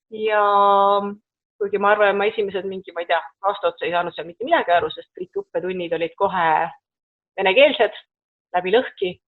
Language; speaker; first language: Estonian; native; Estonian